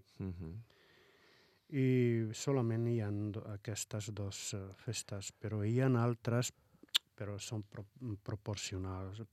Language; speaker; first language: Catalan; non-native, fluent; Arabic